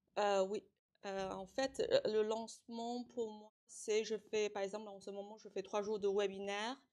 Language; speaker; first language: French; non-native, fluent; Chinese